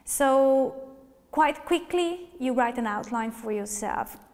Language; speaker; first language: English; non-native, fluent; Hungarian